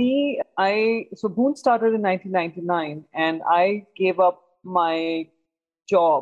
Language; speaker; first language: English; non-native, local second language; Hindi